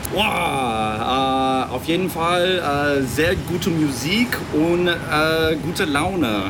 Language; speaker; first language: German; non-native, fluent; English